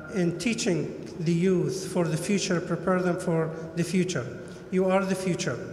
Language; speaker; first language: English; non-native, fluent; Arabic